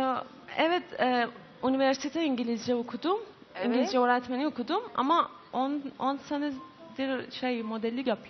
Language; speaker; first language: Turkish; non-native, fluent; Persian